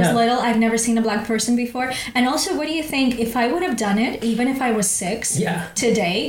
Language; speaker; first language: English; non-native, fluent; Russian